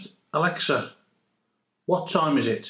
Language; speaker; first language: English; native; English